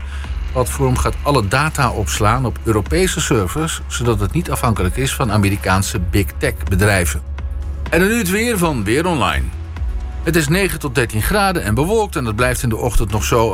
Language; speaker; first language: Dutch; native; Dutch